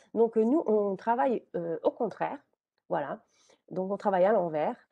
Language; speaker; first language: French; native; French